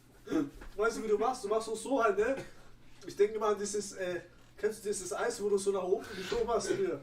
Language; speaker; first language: German; native; German